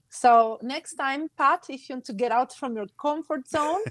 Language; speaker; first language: English; non-native, fluent; Sicilian